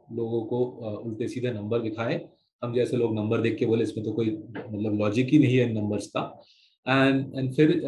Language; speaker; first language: Hindi; non-native, local second language; Bangla